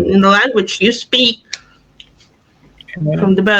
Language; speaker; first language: English; non-native, fluent; Russian